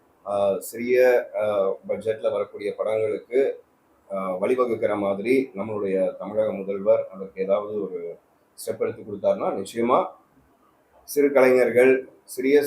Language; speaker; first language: Tamil; native; Tamil